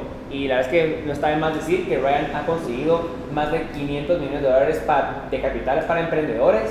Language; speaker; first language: Spanish; native; Spanish